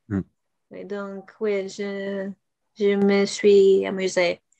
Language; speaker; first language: French; non-native, fluent; Bulgarian